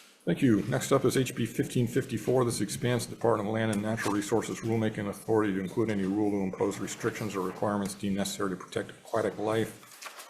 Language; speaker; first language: English; native; English